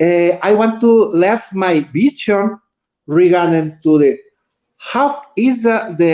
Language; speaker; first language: English; non-native, learner; Spanish